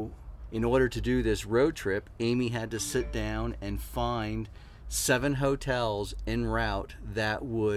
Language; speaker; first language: English; native; English